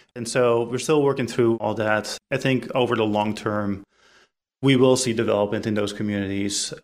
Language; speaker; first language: English; non-native, fluent; Dutch